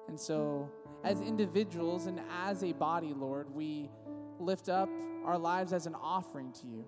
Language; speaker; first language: English; native; English